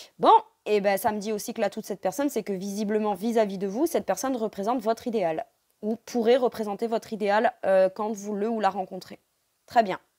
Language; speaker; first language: French; native; French